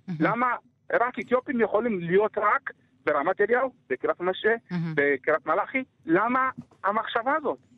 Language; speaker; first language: Hebrew; early bilingual, other home language; Amharic